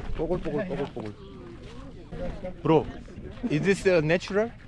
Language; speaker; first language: English; non-native, learner; Korean